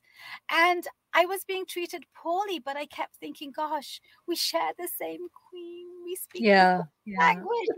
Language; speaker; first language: English; native; English